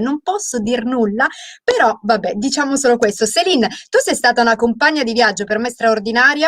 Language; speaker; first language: Italian; native; Italian